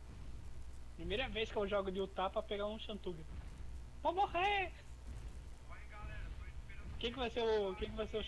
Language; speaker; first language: Portuguese; native; Portuguese